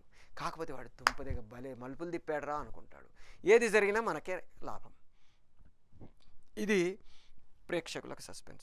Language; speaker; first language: Telugu; native; Telugu